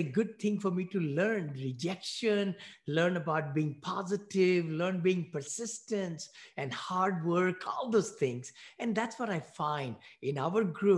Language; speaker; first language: English; non-native, local second language; Hindi